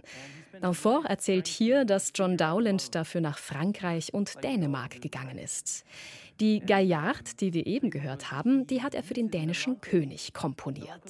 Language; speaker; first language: German; native; German